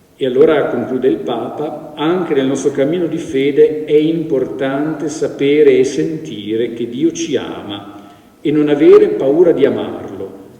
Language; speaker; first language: Italian; native; Italian